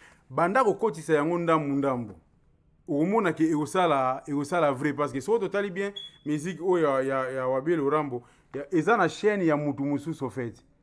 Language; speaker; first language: French; non-native, local second language; Lingala